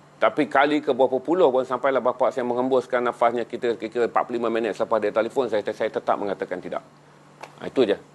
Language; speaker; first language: Malay; native; Malay